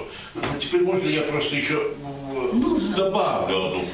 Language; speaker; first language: Russian; native; Russian